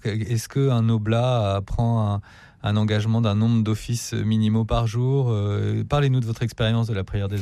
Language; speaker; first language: French; native; French